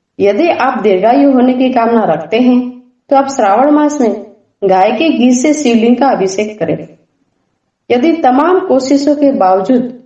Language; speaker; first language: Hindi; non-native, local second language; Gujarati